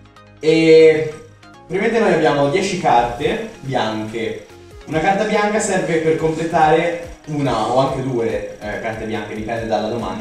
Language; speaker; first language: Italian; native; Italian